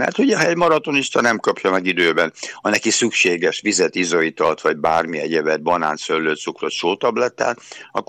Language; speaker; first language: Hungarian; native; Hungarian